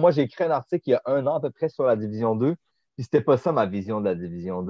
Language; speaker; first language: French; native; French